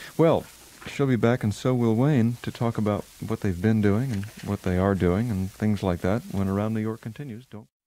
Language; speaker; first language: English; native; English